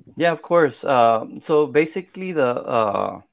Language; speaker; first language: English; early bilingual, other home language; Spanish